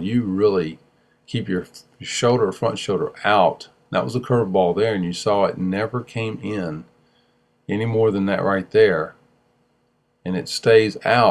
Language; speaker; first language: English; native; English